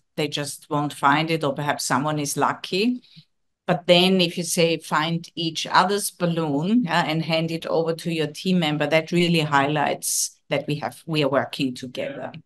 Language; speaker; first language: English; non-native, fluent; German